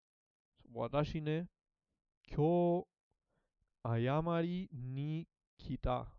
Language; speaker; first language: Japanese; non-native, learner; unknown